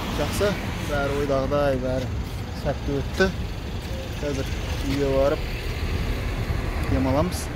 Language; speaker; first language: Kazakh; native; Kazakh